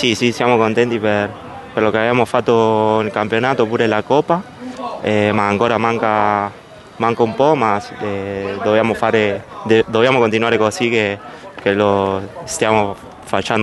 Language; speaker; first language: Italian; non-native, learner; Spanish